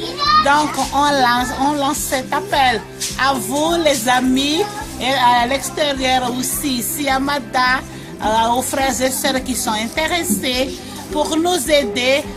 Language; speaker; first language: French; non-native, local second language; Malagasy